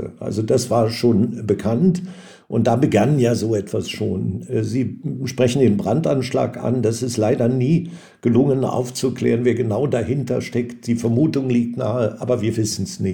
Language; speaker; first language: German; native; German